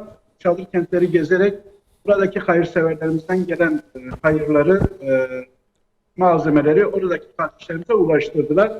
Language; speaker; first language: Turkish; native; Turkish